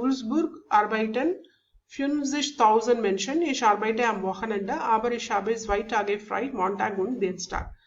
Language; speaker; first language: German; non-native, learner; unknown